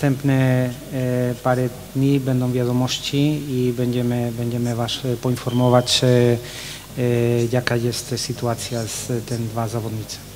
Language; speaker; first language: Polish; non-native, learner; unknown